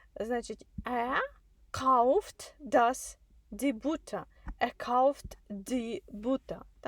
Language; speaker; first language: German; non-native, fluent; Ukrainian